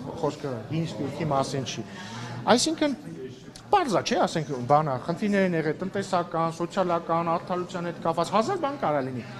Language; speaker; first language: Armenian; native; Armenian